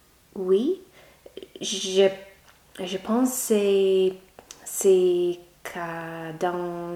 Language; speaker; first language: French; non-native, learner; English